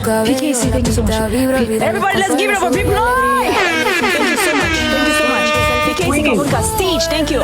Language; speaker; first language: English; non-native, learner; Thai